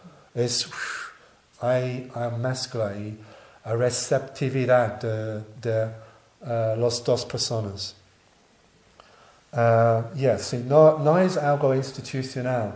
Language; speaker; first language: Spanish; non-native, learner; English